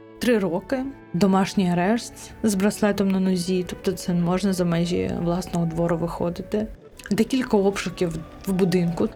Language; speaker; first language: Ukrainian; non-native, local second language; Crimean Tatar